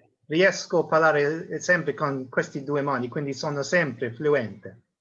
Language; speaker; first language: Italian; non-native, learner; English